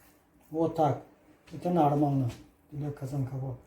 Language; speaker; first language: Russian; non-native, learner; Tajik